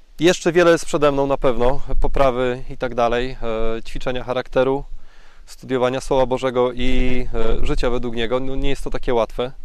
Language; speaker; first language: Polish; native; Polish